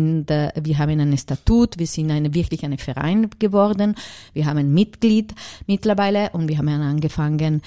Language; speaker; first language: German; non-native, fluent; Italian